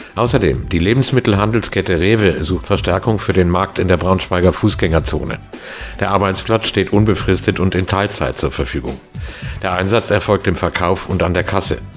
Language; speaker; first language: German; native; German